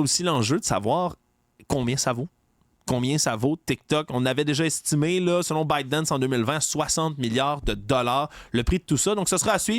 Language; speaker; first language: French; native; French